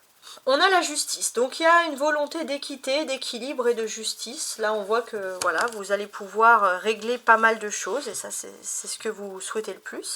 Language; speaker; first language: French; native; French